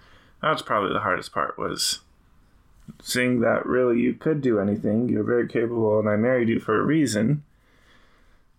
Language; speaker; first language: English; native; English